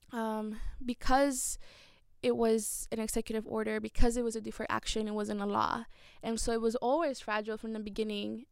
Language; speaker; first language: English; early bilingual, other home language; Spanish